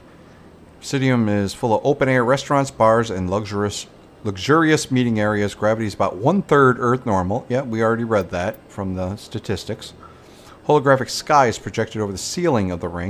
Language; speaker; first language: English; native; English